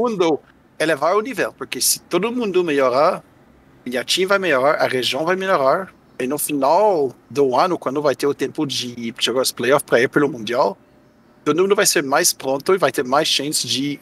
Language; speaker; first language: Portuguese; non-native, fluent; French